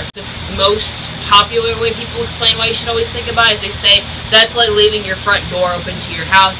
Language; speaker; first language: English; native; English